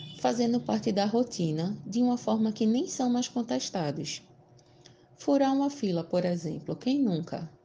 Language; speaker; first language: Portuguese; native; Portuguese